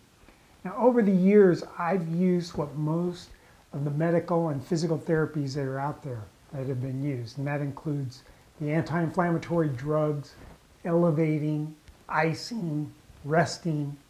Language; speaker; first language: English; native; English